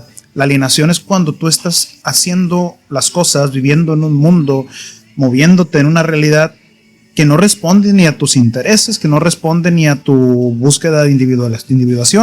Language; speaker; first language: Spanish; native; Spanish